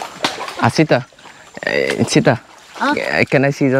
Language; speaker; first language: English; non-native, learner; Vietnamese